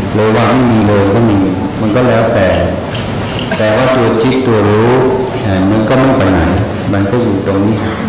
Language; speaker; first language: Thai; non-native, fluent; English